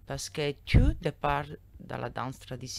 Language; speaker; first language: French; non-native, learner; Italian